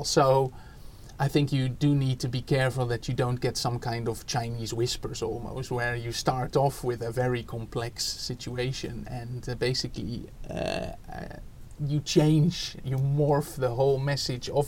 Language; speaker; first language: English; non-native, fluent; Dutch